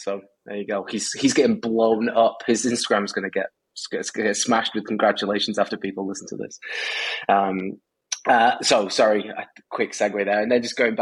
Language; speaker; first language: English; native; English